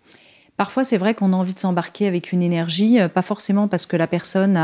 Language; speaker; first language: French; native; French